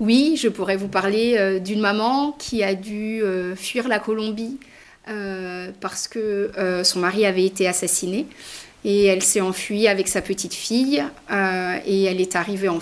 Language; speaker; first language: French; native; French